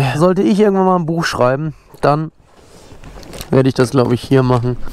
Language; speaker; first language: German; native; German